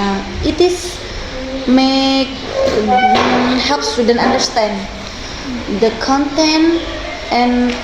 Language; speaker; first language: English; non-native, fluent; Indonesian